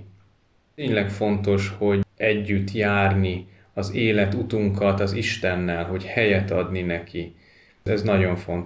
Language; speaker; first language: Hungarian; native; Hungarian